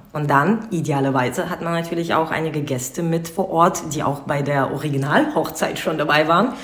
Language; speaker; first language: German; non-native, fluent; Russian